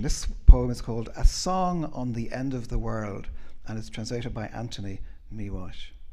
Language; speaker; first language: English; native; English